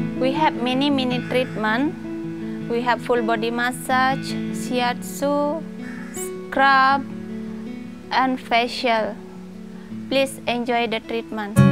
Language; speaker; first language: English; non-native, learner; Indonesian